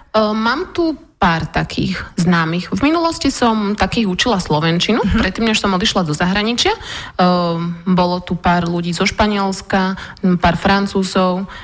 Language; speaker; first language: Slovak; early bilingual, other home language; Russian